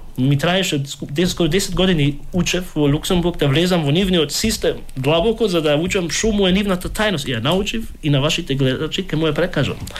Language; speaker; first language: Macedonian; early bilingual, heritage; Macedonian